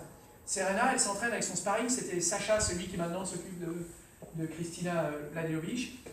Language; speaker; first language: French; native; French